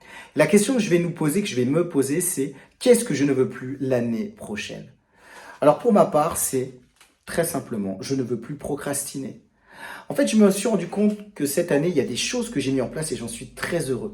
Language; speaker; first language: French; native; French